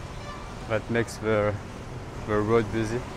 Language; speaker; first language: English; non-native, fluent; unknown